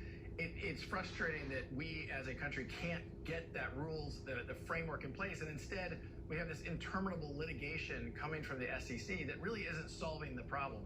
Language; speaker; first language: English; native; English